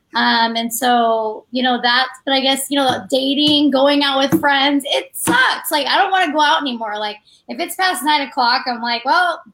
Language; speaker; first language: English; native; English